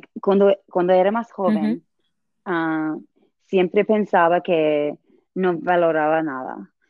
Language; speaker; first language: Spanish; non-native, learner; English